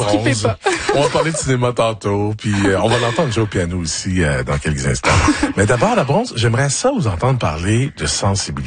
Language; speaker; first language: French; native; French